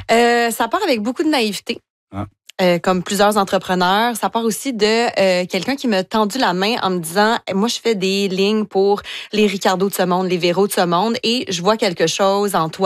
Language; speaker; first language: French; native; French